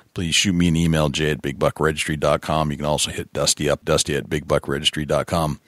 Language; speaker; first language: English; native; English